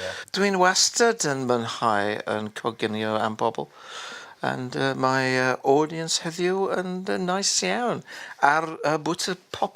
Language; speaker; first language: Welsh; non-native, learner; English